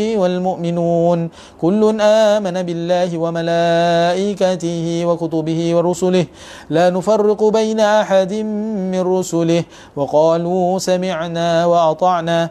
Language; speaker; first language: Arabic; non-native, fluent; Malay